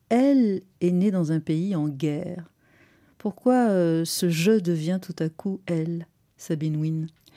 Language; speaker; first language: French; native; French